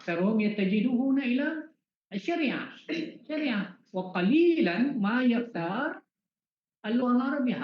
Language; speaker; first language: Arabic; non-native, fluent; Malay